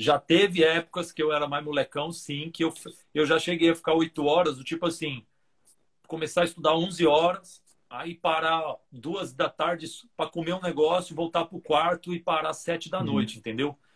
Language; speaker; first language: Portuguese; native; Portuguese